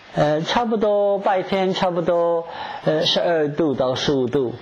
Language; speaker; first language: Chinese; non-native, fluent; English